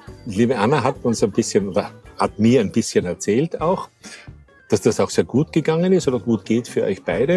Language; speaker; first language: German; native; German